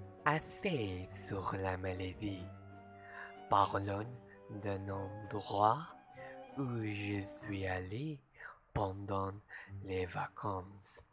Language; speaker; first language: French; non-native, learner; Malay